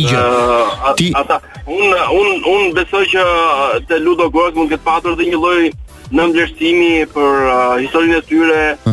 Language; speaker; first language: Albanian; native; Albanian